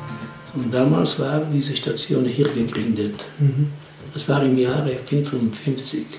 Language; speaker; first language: German; non-native, fluent; Czech